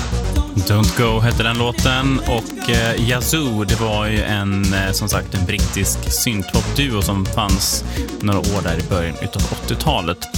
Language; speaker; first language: Swedish; native; Swedish